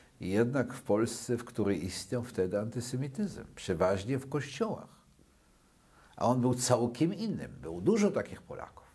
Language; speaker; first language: Polish; early bilingual, other home language; Yiddish